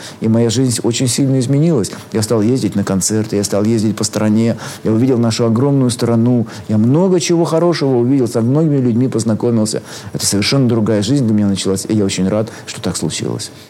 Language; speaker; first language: Russian; native; Russian